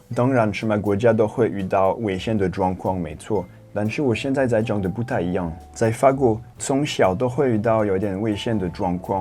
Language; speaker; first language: Chinese; non-native, fluent; French